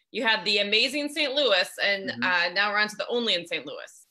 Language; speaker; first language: English; native; English